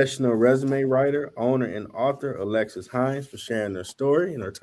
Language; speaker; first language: English; native; English